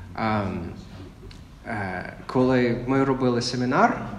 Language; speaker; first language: Ukrainian; non-native, fluent; English